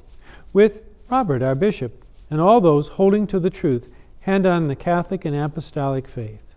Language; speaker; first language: English; native; English